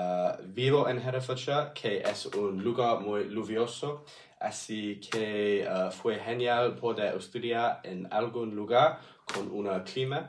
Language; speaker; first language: Spanish; non-native, learner; English